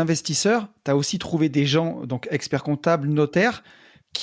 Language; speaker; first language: French; native; French